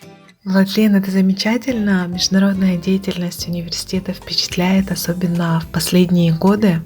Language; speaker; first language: Russian; native; Russian